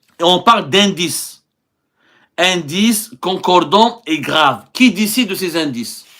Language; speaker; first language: French; non-native, local second language; Arabic